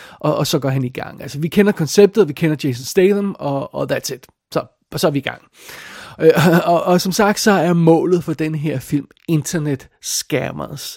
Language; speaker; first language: Danish; native; Danish